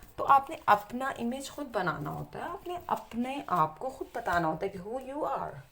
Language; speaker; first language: Urdu; native; Urdu